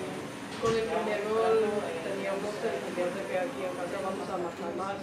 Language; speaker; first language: Spanish; non-native, learner; Norwegian